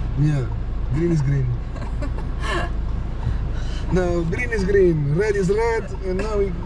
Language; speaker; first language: English; non-native, learner; Portuguese